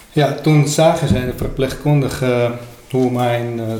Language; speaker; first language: Dutch; non-native, learner; Armenian